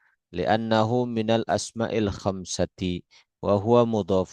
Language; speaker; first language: Arabic; non-native, fluent; Indonesian